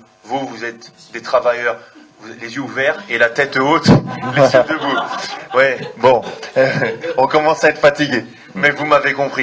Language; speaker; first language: French; native; French